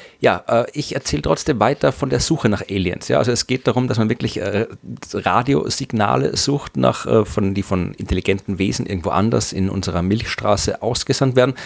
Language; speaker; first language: German; native; German